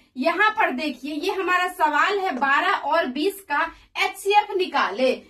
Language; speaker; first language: Hindi; native; Hindi